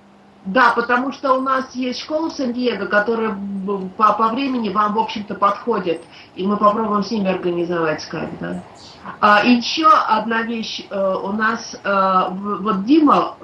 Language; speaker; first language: Russian; native; Russian